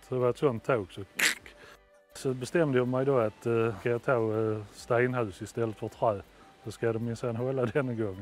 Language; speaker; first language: Swedish; native; Swedish